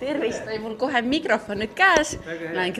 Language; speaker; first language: Estonian; native; Estonian